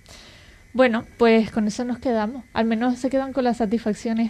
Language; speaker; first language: Spanish; native; Spanish